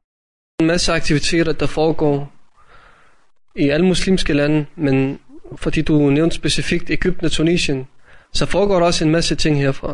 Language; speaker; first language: Danish; native; Danish